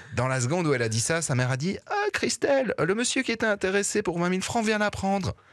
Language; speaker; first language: French; native; French